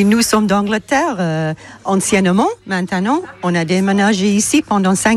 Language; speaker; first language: French; non-native, learner; English